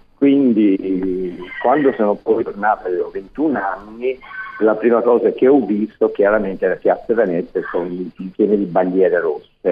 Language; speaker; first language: Italian; non-native, fluent; English